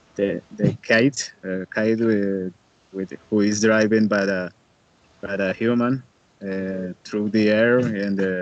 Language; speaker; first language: English; non-native, learner; Spanish